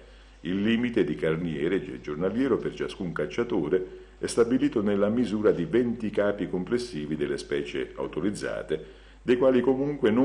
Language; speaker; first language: Italian; native; Italian